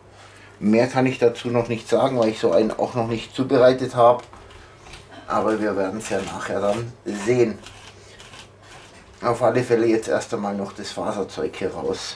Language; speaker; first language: German; native; German